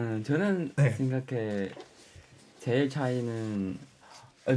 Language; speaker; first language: Korean; non-native, learner; Chinese